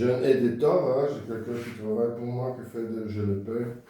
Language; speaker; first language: French; non-native, fluent; Dutch